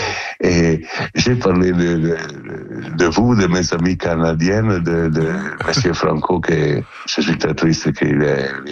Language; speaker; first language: French; non-native, learner; Italian